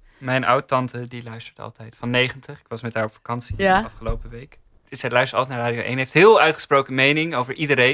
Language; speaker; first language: Dutch; native; Dutch